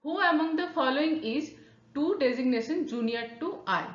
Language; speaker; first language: English; non-native, local second language; Bangla